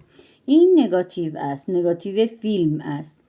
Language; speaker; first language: Persian; non-native, fluent; Urdu